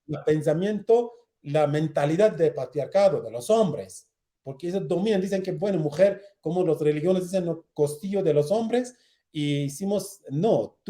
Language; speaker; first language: Spanish; non-native, learner; Kurdish